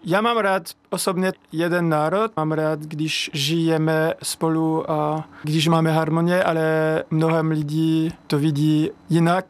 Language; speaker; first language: Czech; non-native, fluent; French